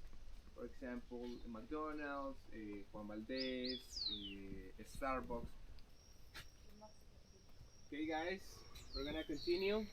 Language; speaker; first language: English; non-native, learner; Spanish